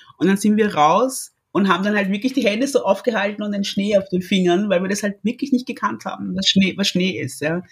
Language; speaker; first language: German; early bilingual, other home language; Lingala